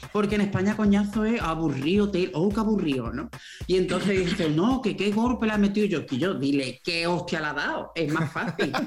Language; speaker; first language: Spanish; native; Spanish